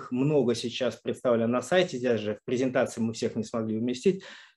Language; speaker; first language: Russian; native; Russian